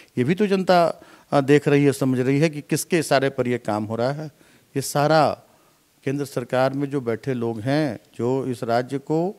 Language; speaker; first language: Hindi; native; Hindi